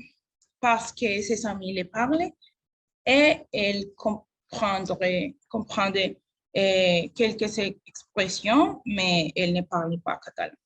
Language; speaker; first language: French; non-native, learner; Spanish